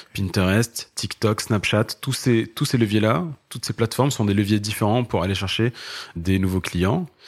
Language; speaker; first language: French; non-native, local second language; Arabic